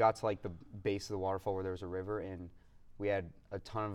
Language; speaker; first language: English; native; English